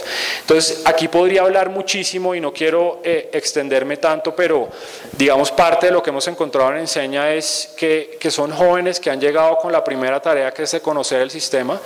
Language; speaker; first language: Spanish; native; Spanish